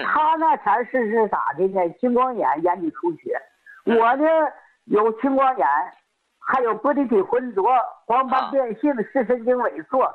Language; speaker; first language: Chinese; native; Chinese